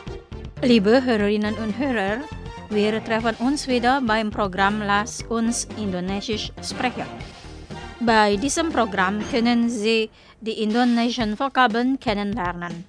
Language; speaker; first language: German; non-native, fluent; Indonesian